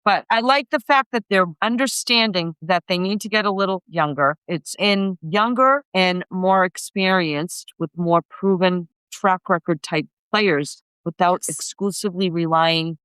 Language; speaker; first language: English; native; English